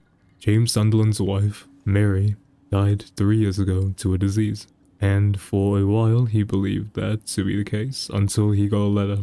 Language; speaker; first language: English; native; English